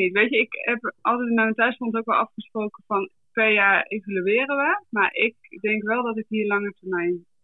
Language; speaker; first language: Dutch; native; Dutch